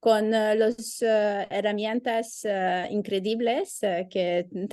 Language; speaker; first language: Spanish; non-native, fluent; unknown